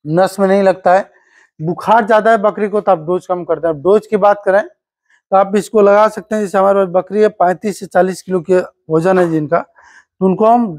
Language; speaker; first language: Hindi; native; Hindi